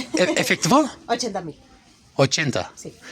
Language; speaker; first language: Spanish; non-native, learner; Turkish